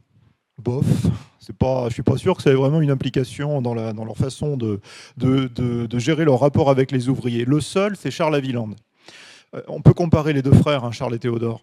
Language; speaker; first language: French; native; French